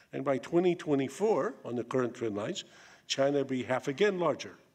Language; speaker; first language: English; native; English